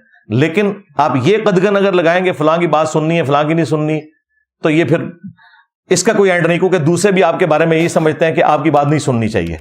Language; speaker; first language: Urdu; non-native, local second language; Punjabi